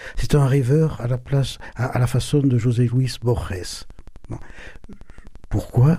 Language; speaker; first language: French; native; French